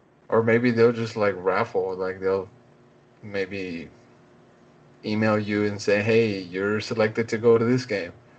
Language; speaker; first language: English; early bilingual, other home language; Spanish